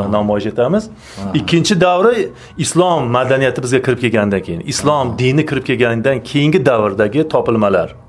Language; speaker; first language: Uzbek; native; Uzbek